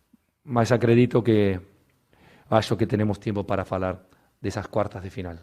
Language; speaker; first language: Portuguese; non-native, learner; Spanish